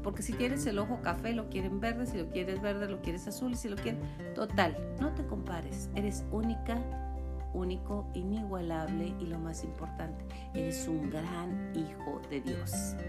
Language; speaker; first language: Spanish; native; Spanish